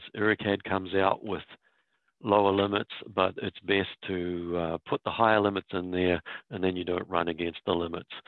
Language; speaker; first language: English; native; English